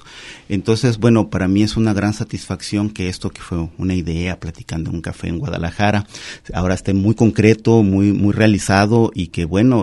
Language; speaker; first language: Spanish; native; Spanish